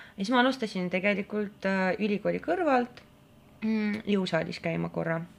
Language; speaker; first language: Estonian; non-native, local second language; Russian